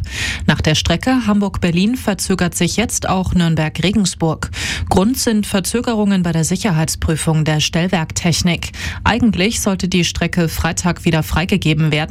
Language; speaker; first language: German; native; German